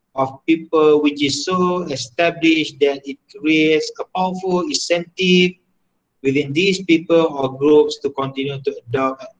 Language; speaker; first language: English; non-native, local second language; Malay